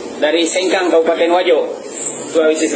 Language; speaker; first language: Indonesian; native; Indonesian